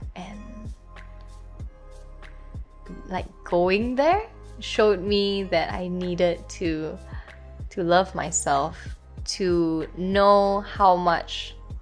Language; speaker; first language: English; native; English